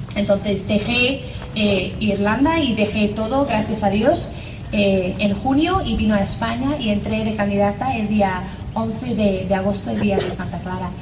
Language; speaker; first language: Spanish; non-native, fluent; English